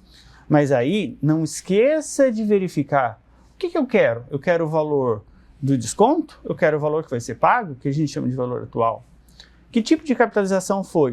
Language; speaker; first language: Portuguese; native; Portuguese